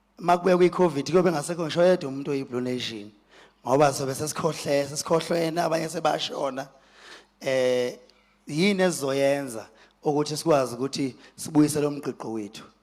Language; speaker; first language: Zulu; native; Zulu